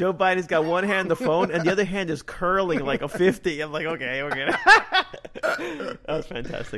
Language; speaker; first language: English; native; English